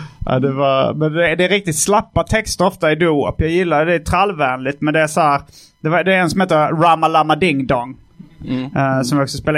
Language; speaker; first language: Swedish; native; Swedish